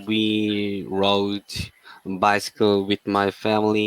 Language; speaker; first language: English; non-native, learner; Korean